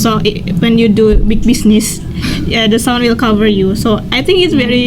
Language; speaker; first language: English; non-native, learner; Indonesian